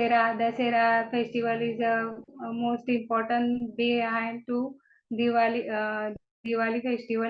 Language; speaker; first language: English; non-native, learner; Kannada